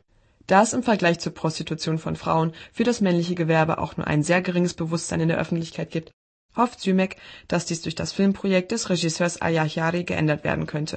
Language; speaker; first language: German; native; German